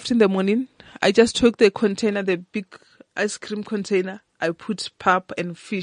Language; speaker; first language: English; non-native, local second language; Northern Sotho